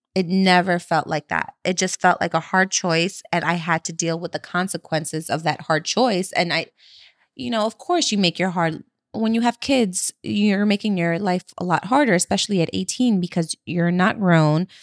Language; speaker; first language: English; early bilingual, other home language; Spanish